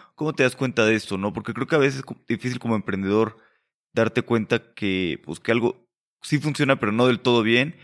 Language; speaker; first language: Spanish; native; Spanish